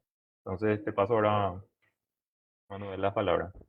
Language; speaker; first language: Spanish; native; Spanish